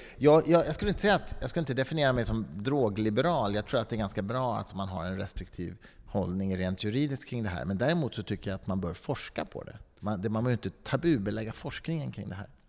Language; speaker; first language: Swedish; native; Swedish